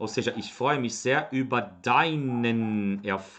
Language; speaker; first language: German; non-native, fluent; Portuguese